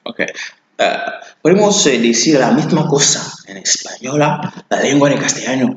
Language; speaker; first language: Spanish; non-native, learner; Fang